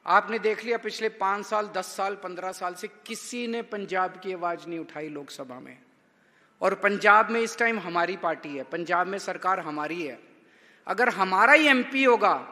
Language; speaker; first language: Hindi; native; Hindi